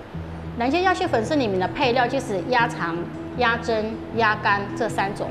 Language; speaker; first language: Chinese; native; Chinese